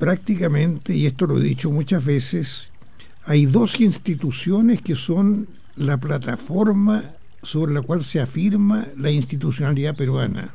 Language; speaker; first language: Spanish; native; Spanish